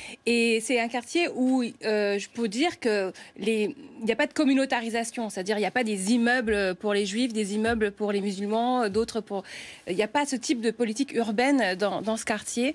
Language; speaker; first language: French; native; French